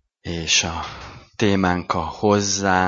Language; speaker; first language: Hungarian; native; Hungarian